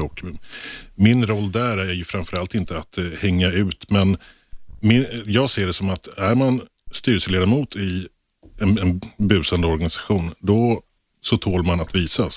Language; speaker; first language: Swedish; native; Swedish